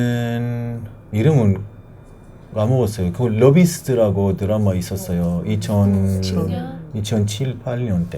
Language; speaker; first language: Korean; non-native, learner; Persian